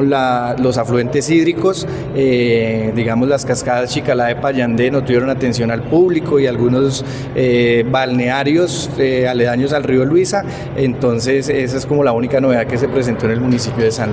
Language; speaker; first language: Spanish; native; Spanish